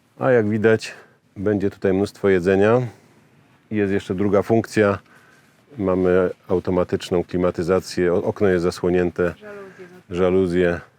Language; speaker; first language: Polish; native; Polish